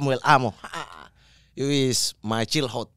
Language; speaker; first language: English; non-native, learner; Indonesian